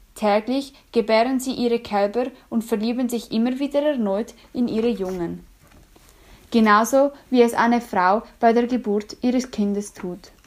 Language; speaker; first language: German; native; German